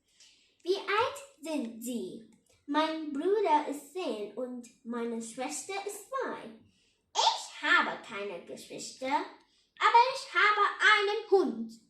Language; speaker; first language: German; non-native, learner; Vietnamese